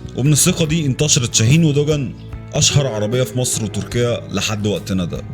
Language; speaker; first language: Arabic; native; Arabic